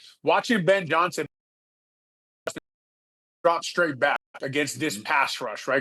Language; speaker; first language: English; native; English